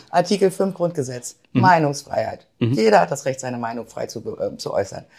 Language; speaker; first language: German; native; German